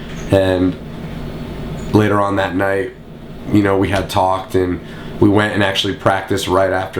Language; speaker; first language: English; native; English